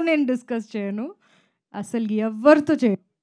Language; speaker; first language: Telugu; non-native, fluent; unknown